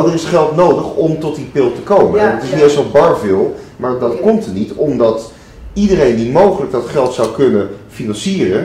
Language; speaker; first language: Dutch; native; Dutch